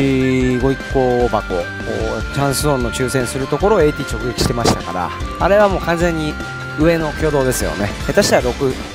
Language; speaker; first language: Japanese; native; Japanese